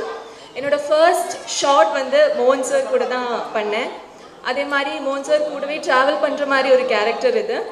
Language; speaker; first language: Tamil; non-native, fluent; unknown